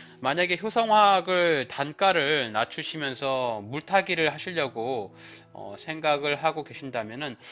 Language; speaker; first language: Korean; native; Korean